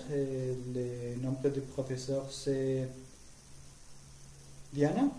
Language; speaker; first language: French; non-native, learner; Spanish